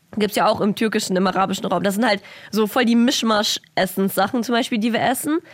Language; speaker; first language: German; early bilingual, other home language; Russian